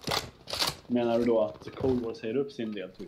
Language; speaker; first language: Swedish; native; Swedish